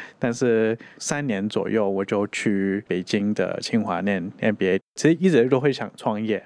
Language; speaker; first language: Chinese; non-native, local second language; Cantonese